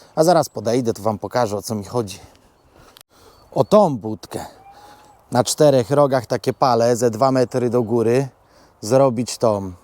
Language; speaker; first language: Polish; native; Polish